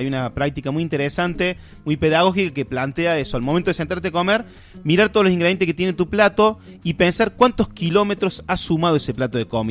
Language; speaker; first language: Spanish; native; Spanish